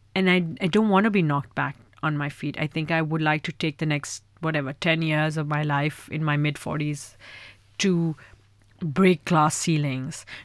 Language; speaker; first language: English; non-native, local second language; Urdu